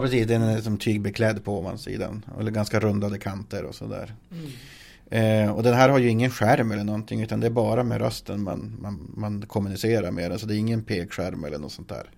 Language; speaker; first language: Swedish; native; Swedish